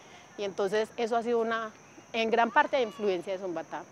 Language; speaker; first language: Spanish; native; Spanish